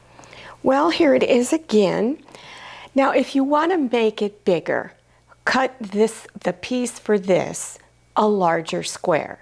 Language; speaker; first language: English; native; English